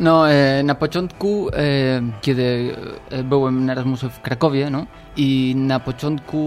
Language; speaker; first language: Polish; non-native, learner; Spanish